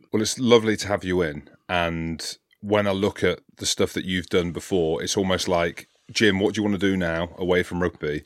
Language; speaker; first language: English; native; English